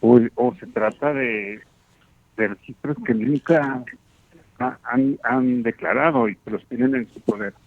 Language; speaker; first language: Spanish; native; Spanish